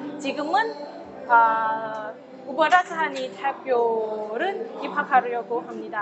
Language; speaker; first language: Korean; non-native, fluent; Thai